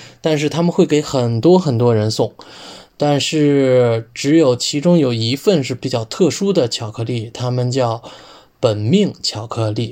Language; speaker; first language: Chinese; native; Chinese